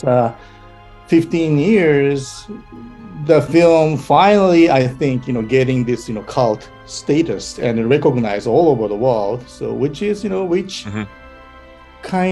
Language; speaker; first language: English; non-native, fluent; Japanese